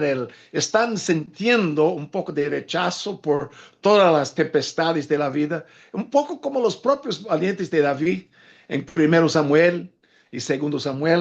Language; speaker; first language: Spanish; non-native, fluent; English